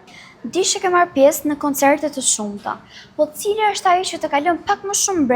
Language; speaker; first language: Albanian; native; Albanian